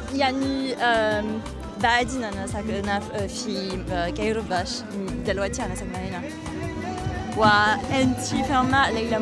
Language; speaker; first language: Arabic; non-native, local second language; French